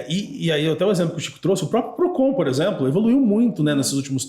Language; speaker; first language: Portuguese; native; Portuguese